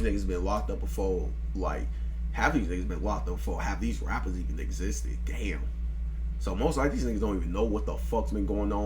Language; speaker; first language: English; native; English